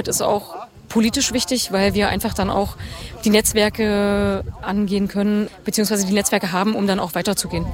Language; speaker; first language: German; native; German